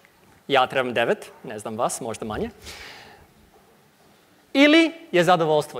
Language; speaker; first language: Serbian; non-native, learner; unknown